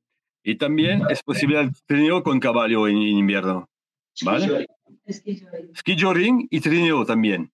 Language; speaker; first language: Spanish; non-native, learner; French